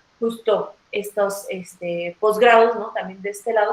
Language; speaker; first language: Spanish; native; Spanish